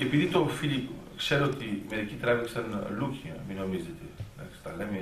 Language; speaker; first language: Greek; early bilingual, heritage; Greek